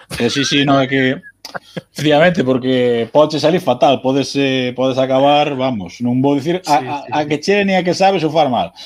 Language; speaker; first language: Galician; native; Galician